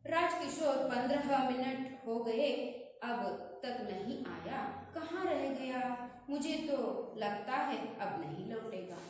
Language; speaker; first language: Hindi; non-native, local second language; Kannada